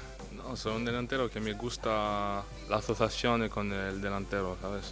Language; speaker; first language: Spanish; non-native, fluent; French